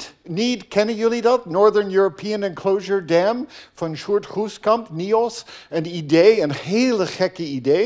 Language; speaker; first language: Dutch; non-native, fluent; English